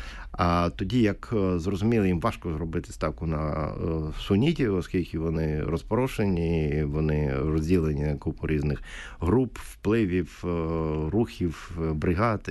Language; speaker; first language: Ukrainian; native; Ukrainian